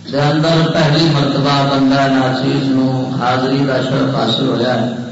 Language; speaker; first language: Urdu; non-native, local second language; Punjabi